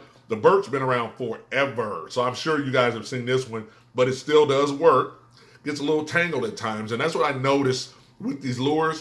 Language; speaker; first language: English; native; English